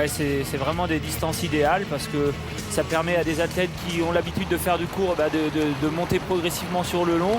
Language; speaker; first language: French; native; French